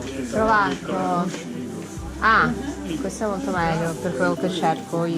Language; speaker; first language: Italian; non-native, learner; Portuguese